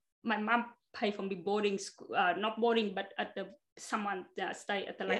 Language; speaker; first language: English; non-native, fluent; Vietnamese